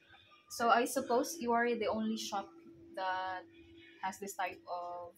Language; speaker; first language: English; non-native, local second language; Filipino